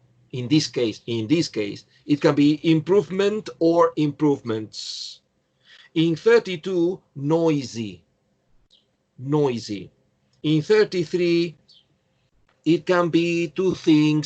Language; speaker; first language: English; non-native, fluent; Spanish